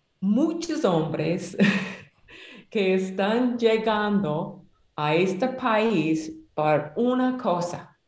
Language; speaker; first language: Spanish; non-native, learner; English